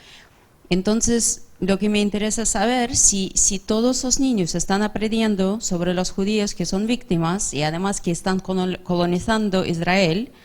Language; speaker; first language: Spanish; non-native, fluent; English